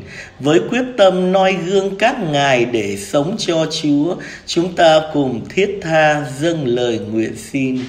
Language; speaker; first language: Vietnamese; native; Vietnamese